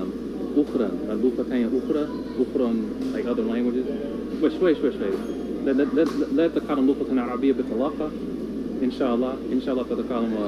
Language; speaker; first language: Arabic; non-native, learner; English